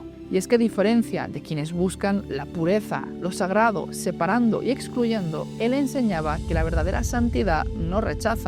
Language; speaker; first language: Spanish; native; Spanish